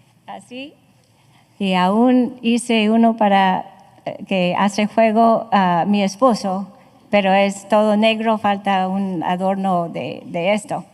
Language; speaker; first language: Spanish; non-native, fluent; English